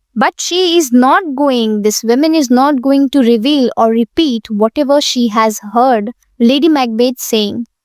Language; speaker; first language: English; non-native, local second language; Hindi